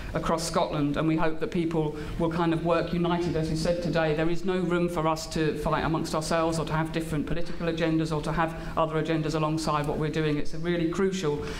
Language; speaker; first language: English; native; English